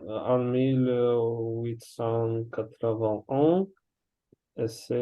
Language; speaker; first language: French; non-native, learner; Russian